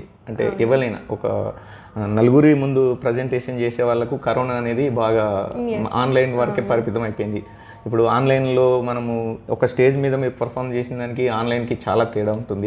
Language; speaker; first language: Telugu; native; Telugu